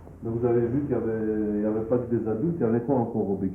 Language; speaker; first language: French; native; French